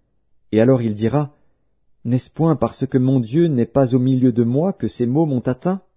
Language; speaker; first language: French; native; French